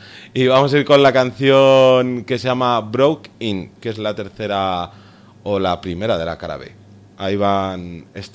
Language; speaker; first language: Spanish; native; Spanish